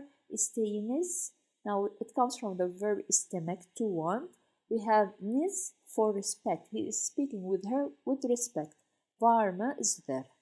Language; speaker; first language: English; non-native, fluent; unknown